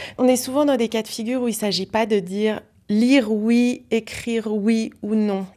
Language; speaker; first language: French; native; French